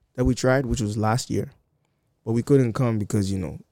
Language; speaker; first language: English; non-native, local second language; Akan